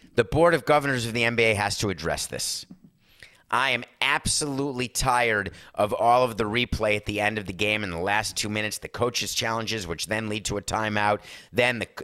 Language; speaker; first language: English; native; English